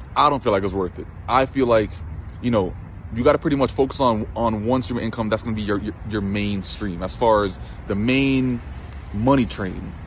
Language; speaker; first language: English; native; English